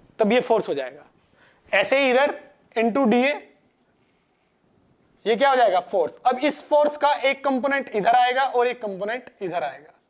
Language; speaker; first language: Hindi; non-native, local second language; Gujarati